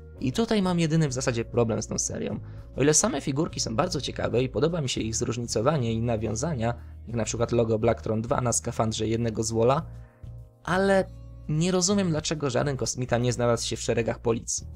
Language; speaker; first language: Polish; native; Polish